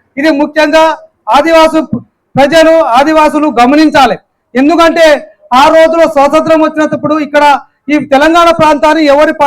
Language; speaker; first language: Telugu; non-native, local second language; Lambadi